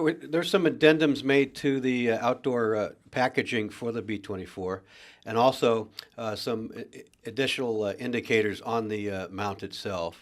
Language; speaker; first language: English; native; English